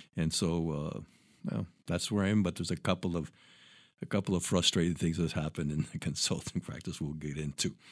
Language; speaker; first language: English; early bilingual, other home language; Spanish